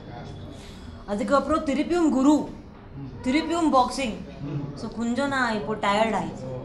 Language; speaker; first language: Tamil; non-native, learner; Hindi